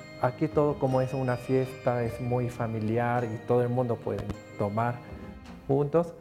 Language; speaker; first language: Spanish; non-native, fluent; Korean